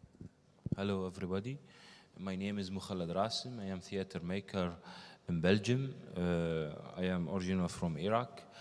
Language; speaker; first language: English; non-native, learner; Arabic